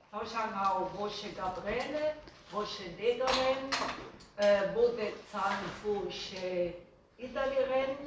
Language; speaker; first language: Chinese; non-native, learner; German